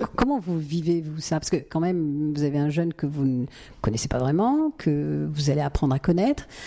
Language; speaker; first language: French; native; French